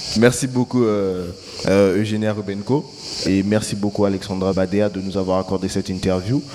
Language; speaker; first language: French; native; French